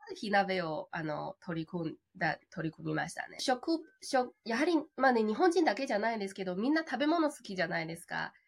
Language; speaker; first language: Japanese; non-native, fluent; Chinese